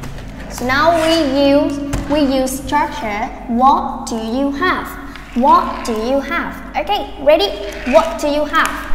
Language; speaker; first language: English; non-native, fluent; Vietnamese